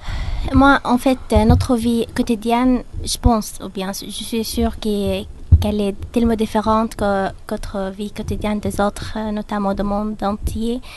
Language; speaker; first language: French; non-native, fluent; Arabic